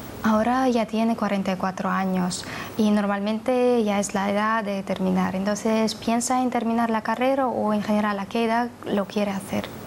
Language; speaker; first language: Spanish; non-native, fluent; Russian